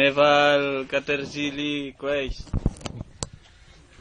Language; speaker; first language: Arabic; non-native, learner; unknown